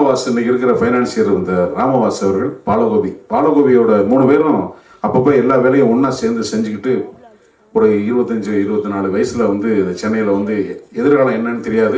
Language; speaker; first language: Tamil; native; Tamil